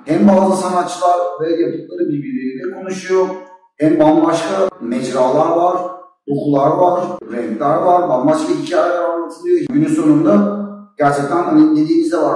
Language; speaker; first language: Turkish; native; Turkish